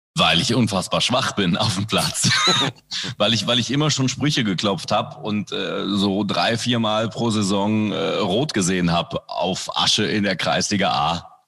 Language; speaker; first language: German; early bilingual, other home language; Indonesian